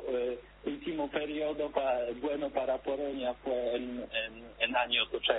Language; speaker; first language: Spanish; non-native, fluent; Polish